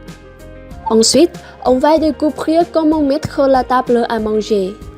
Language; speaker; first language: French; non-native, learner; Vietnamese